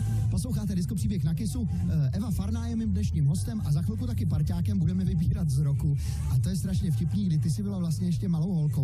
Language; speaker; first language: Czech; native; Czech